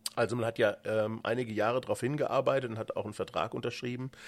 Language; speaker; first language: German; native; German